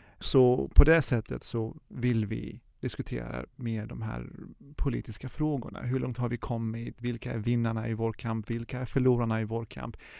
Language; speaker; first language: Swedish; early bilingual, other home language; Arabic